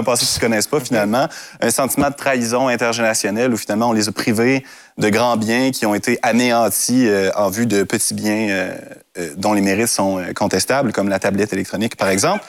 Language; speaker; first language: French; native; French